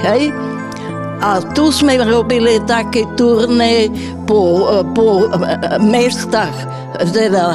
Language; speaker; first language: Slovak; non-native, fluent; German